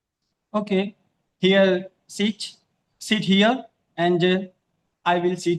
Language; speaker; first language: English; non-native, learner; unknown